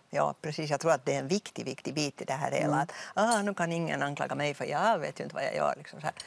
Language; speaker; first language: Swedish; native; Swedish